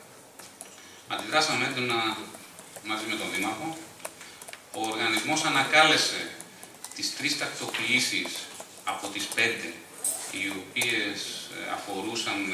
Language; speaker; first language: Greek; native; Greek